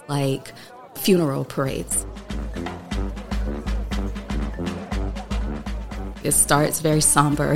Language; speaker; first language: English; native; English